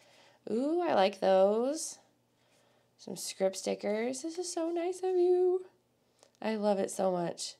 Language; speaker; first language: English; native; English